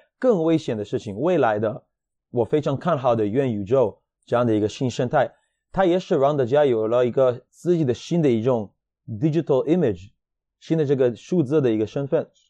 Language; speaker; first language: Chinese; non-native, fluent; Hebrew